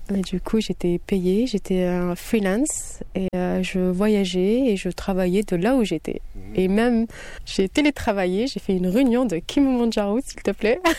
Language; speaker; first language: French; early bilingual, other home language; Kabyle